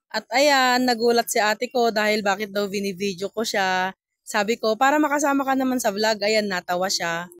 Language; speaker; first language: Filipino; non-native, local second language; Iloko